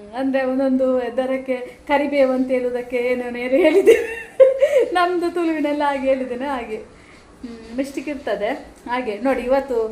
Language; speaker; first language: Kannada; non-native, local second language; Tulu